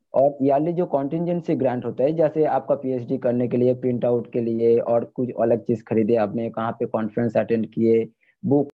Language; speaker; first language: Hindi; non-native, local second language; Bangla